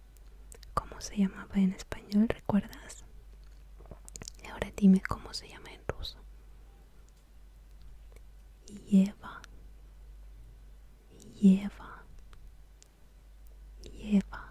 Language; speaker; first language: Spanish; non-native, fluent; Russian